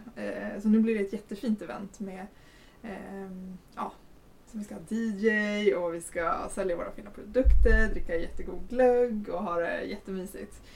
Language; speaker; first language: Swedish; native; Swedish